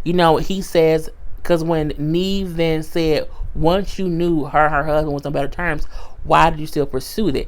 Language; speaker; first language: English; native; English